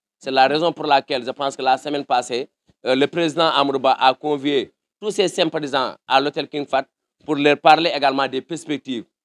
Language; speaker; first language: French; non-native, local second language; Wolof